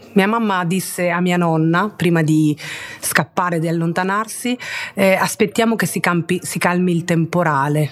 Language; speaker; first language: Italian; early bilingual, other home language; Spanish